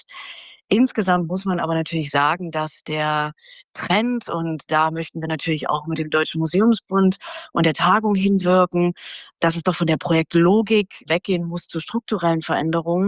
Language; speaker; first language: German; native; German